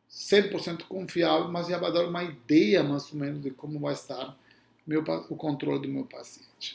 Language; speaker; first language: Portuguese; non-native, fluent; Spanish